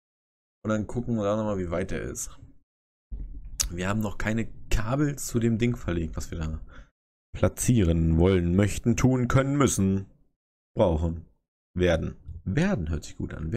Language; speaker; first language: German; native; German